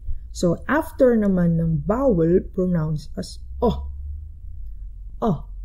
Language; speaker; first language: English; non-native, local second language; Filipino